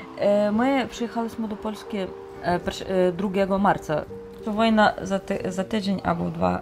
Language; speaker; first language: Polish; non-native, learner; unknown